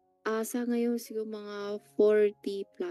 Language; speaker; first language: Filipino; non-native, learner; Chinese